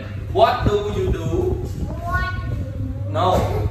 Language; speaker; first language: English; non-native, learner; Khmer